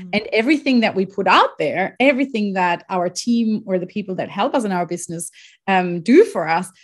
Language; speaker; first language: English; non-native, fluent; German